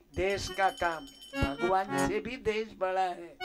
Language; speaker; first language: Hindi; non-native, local second language; Marathi